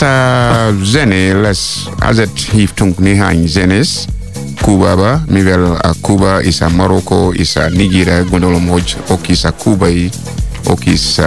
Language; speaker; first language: Hungarian; non-native, fluent; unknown